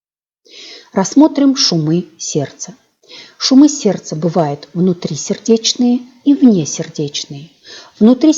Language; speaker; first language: Russian; native; Russian